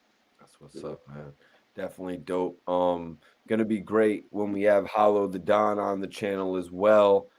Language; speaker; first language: English; native; English